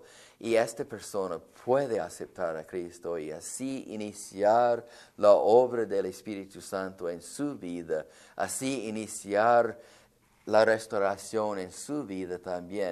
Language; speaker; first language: Spanish; non-native, fluent; English